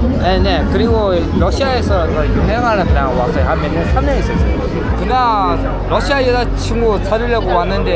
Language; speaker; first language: Korean; non-native, learner; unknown